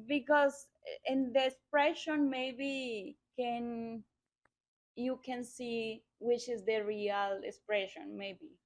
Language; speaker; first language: English; non-native, learner; Spanish